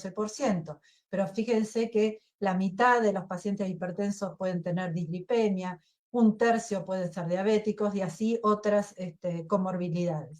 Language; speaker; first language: Spanish; native; Spanish